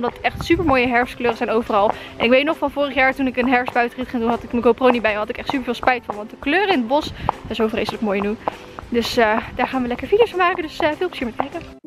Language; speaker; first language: Dutch; native; Dutch